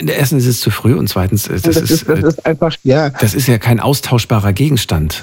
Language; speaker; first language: German; native; German